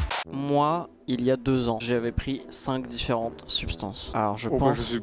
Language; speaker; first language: French; native; French